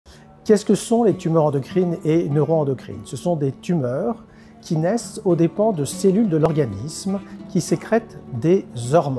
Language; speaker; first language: French; native; French